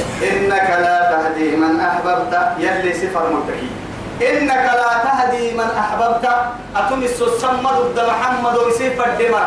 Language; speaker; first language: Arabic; non-native, fluent; Afar